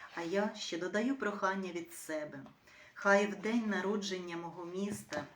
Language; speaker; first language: Ukrainian; native; Ukrainian